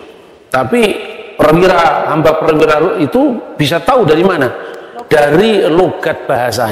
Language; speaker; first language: Indonesian; native; Indonesian